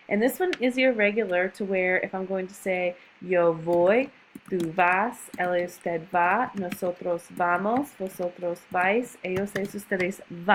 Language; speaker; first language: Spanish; non-native, fluent; English